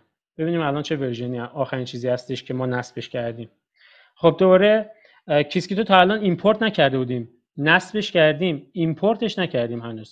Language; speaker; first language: Persian; native; Persian